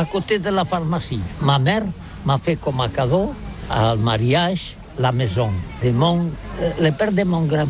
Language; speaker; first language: French; non-native, learner; Catalan